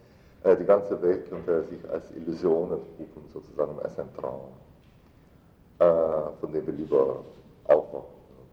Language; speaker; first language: German; non-native, fluent; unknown